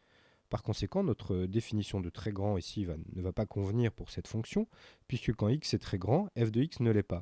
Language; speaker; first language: French; native; French